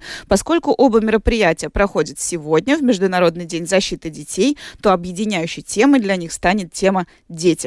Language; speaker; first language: Russian; native; Russian